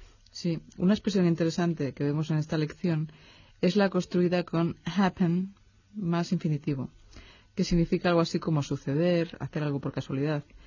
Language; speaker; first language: Spanish; native; Spanish